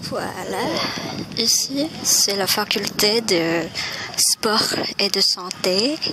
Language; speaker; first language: French; non-native, fluent; Indonesian